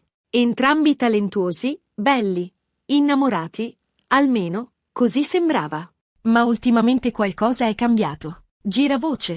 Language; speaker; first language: Italian; native; Italian